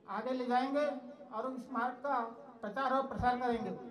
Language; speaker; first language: Hindi; non-native, local second language; Marathi